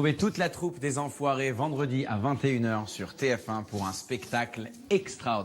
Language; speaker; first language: French; native; French